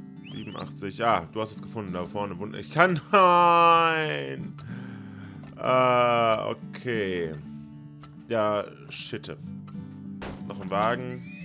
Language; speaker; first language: German; native; German